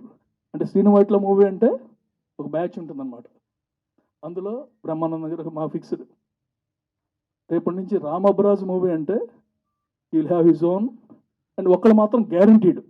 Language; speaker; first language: Telugu; native; Telugu